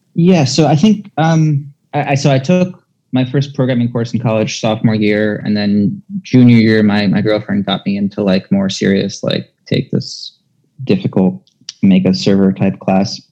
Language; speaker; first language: English; native; English